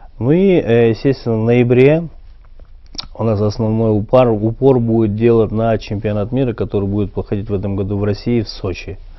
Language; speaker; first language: Russian; non-native, local second language; Kyrgyz